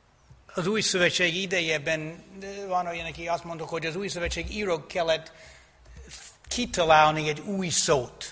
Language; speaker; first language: Hungarian; non-native, fluent; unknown